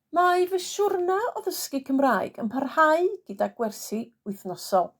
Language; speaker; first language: Welsh; non-native, fluent; English